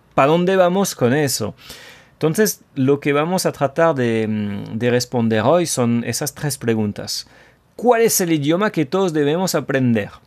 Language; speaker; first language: Spanish; non-native, fluent; French